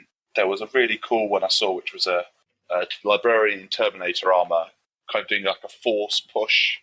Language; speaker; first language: English; native; English